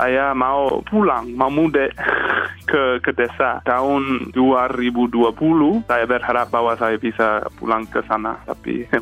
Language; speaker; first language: Indonesian; non-native, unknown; English